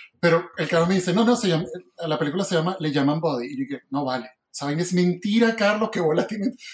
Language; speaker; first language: Spanish; native; Spanish